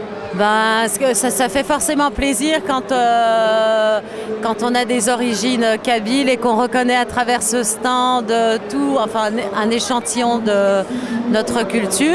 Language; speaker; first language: French; early bilingual, other home language; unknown